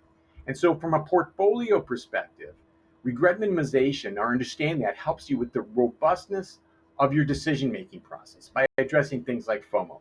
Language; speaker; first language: English; native; English